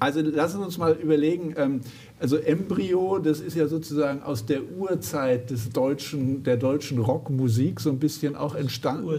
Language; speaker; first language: German; native; German